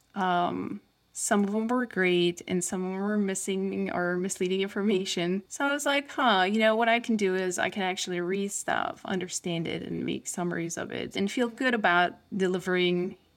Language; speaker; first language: English; non-native, fluent; Turkish